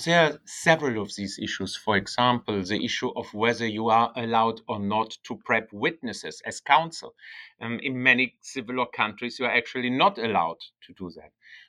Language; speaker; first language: English; non-native, fluent; German